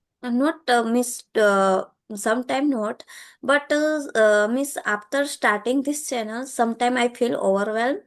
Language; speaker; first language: English; non-native, learner; Gujarati